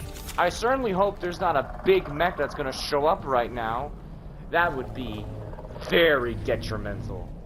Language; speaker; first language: English; native; English